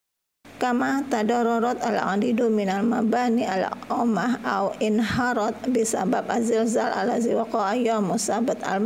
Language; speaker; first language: Arabic; non-native, learner; Indonesian